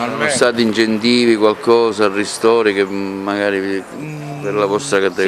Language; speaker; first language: Italian; native; Italian